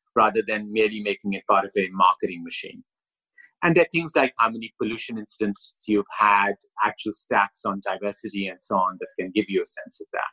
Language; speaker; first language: English; non-native, local second language; Urdu